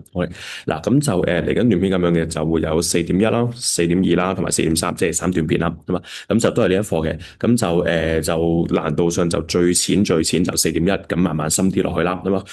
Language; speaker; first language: Cantonese; native; Cantonese